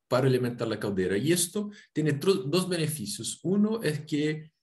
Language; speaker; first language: Spanish; non-native, fluent; Portuguese